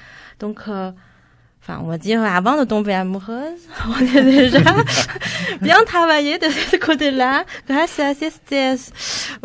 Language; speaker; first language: French; non-native, fluent; Chinese